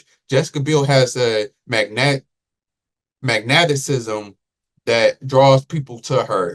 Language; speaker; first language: English; native; English